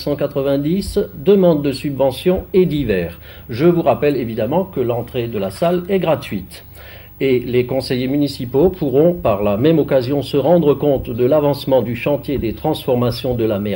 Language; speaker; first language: French; native; French